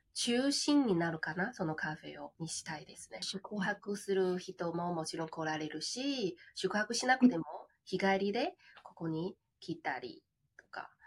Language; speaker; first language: Japanese; non-native, fluent; Chinese